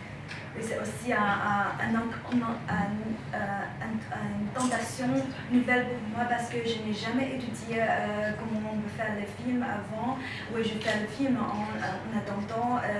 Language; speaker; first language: French; non-native, fluent; Chinese